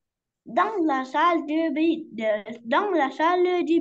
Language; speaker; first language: French; non-native, learner; Arabic